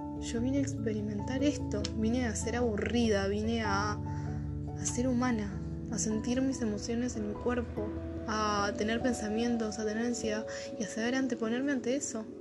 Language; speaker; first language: Spanish; native; Spanish